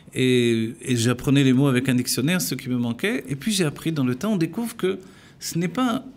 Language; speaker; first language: French; native; French